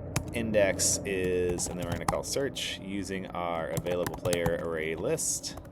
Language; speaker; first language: English; native; English